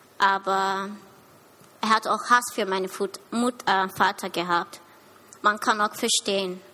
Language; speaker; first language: German; early bilingual, other home language; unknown